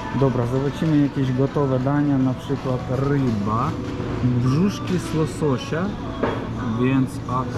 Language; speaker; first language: Polish; non-native, learner; Ukrainian